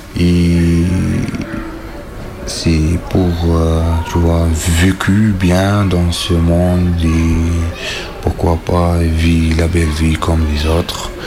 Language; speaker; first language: French; non-native, learner; Arabic